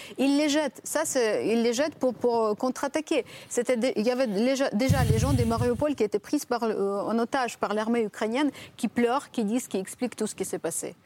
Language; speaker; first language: French; non-native, fluent; Ukrainian